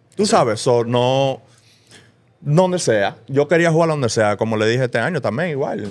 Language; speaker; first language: Spanish; early bilingual, heritage; Spanish